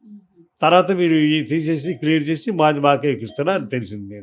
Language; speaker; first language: Telugu; native; Telugu